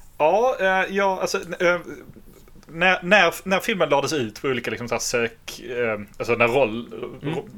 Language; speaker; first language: Swedish; native; Swedish